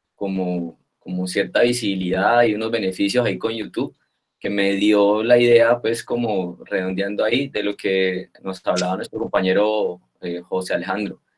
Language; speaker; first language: Spanish; native; Spanish